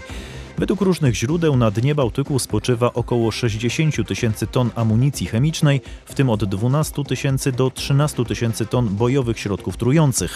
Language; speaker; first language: Polish; native; Polish